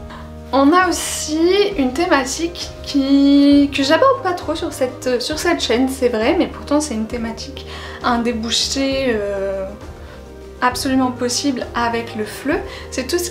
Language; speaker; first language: French; native; French